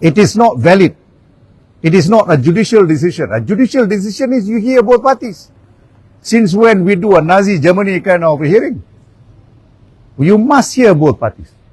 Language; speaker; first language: English; non-native, local second language; Malay